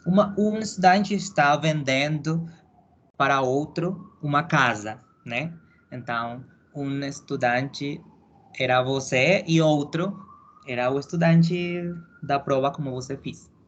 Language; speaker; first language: Portuguese; non-native, learner; Spanish